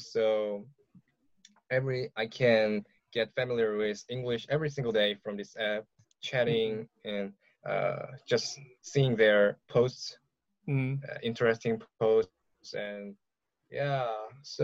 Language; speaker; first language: English; non-native, learner; Korean